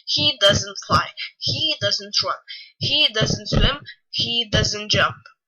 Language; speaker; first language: English; non-native, fluent; Lithuanian